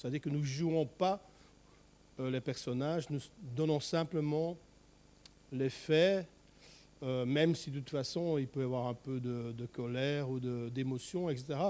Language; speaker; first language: French; native; French